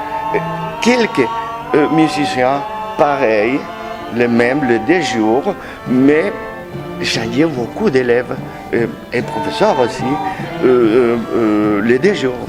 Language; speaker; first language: French; non-native, learner; Spanish